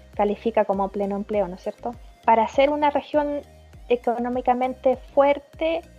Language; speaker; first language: Spanish; early bilingual, heritage; German